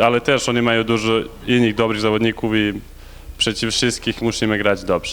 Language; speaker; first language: Polish; non-native, learner; Serbian